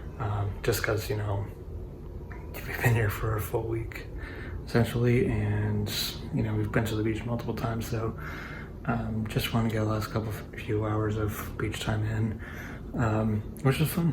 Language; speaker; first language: English; native; English